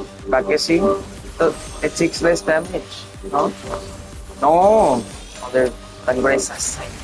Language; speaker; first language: Spanish; native; Spanish